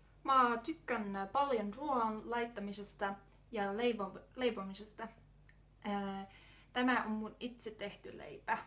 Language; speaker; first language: Finnish; non-native, learner; Estonian